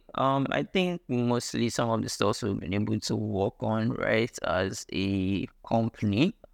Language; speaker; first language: English; non-native, local second language; Ibibio